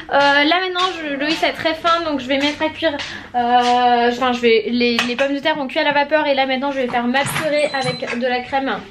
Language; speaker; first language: French; native; French